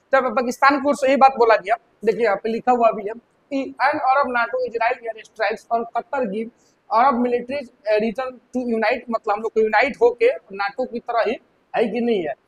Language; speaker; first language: Hindi; native; Hindi